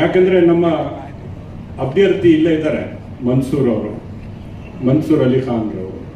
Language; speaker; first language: Kannada; native; Kannada